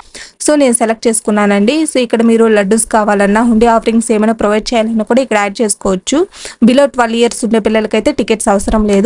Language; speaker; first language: Telugu; native; Telugu